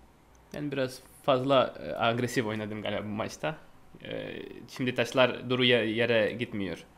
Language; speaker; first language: Turkish; non-native, fluent; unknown